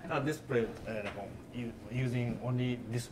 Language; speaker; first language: English; non-native, learner; Japanese